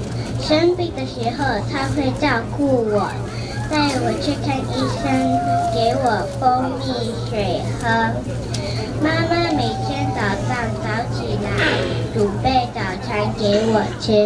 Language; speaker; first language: Chinese; early bilingual, heritage; Chinese